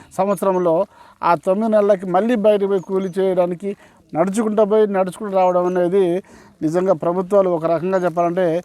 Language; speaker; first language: Telugu; non-native, local second language; Koya